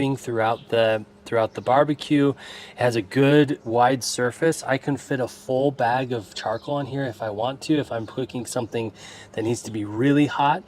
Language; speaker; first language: English; native; English